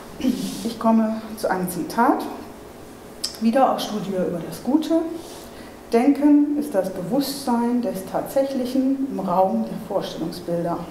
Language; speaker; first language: German; native; German